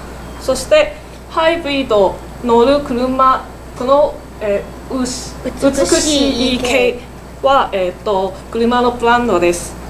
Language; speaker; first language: Japanese; non-native, learner; Cantonese